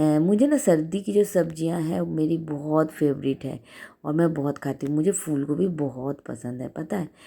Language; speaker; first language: Hindi; non-native, local second language; Bangla